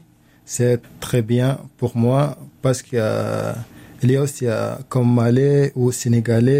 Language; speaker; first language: French; non-native, learner; Arabic